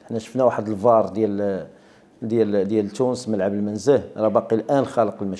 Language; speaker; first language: Arabic; native; Arabic